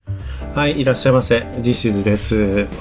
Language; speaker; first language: Japanese; native; Japanese